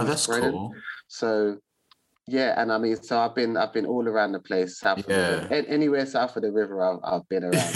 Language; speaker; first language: English; native; English